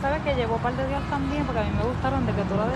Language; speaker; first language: Spanish; native; Spanish